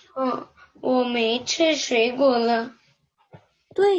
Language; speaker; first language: Chinese; non-native, learner; Korean